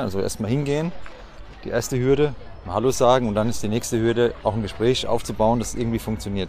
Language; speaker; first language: German; native; German